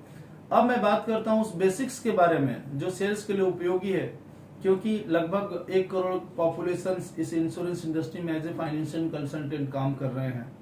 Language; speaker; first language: Hindi; native; Hindi